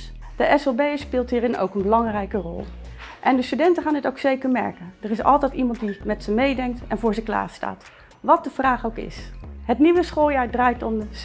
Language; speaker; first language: Dutch; native; Dutch